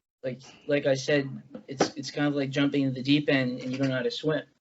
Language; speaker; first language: English; native; English